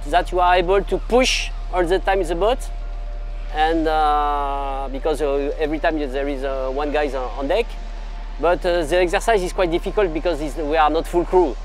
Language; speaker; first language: English; non-native, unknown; French